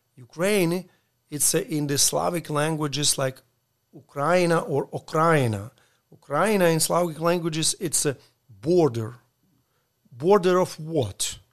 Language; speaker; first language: English; non-native, learner; Ukrainian